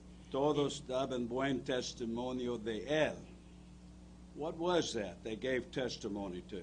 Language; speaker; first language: English; native; English